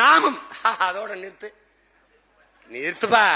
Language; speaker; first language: Tamil; native; Tamil